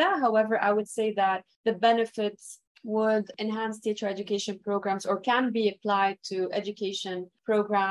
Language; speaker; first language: English; non-native, fluent; Arabic